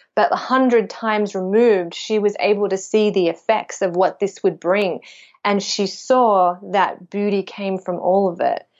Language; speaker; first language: English; native; English